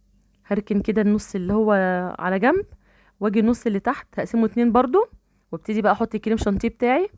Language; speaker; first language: Arabic; native; Arabic